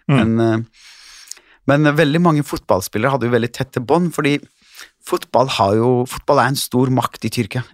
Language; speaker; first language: Norwegian; early bilingual, other home language; Turkish